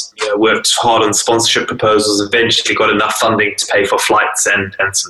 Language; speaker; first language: English; native; English